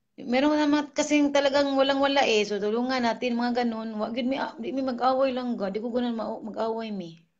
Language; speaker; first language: Filipino; non-native, local second language; Cebuano